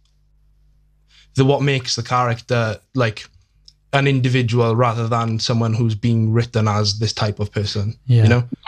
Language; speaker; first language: English; native; English